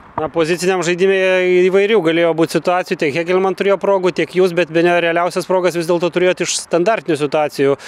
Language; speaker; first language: Lithuanian; native; Lithuanian